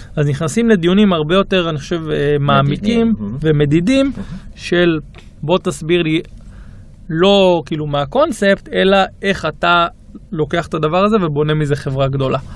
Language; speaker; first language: Hebrew; native; Hebrew